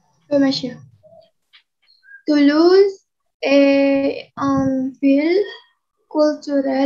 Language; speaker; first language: French; non-native, learner; Indonesian